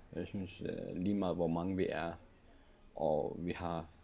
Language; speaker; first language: Danish; non-native, local second language; Kalaallisut